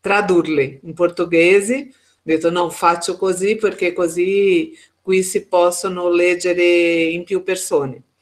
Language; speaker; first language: Italian; non-native, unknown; Portuguese